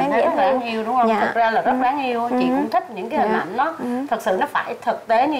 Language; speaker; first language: Vietnamese; native; Vietnamese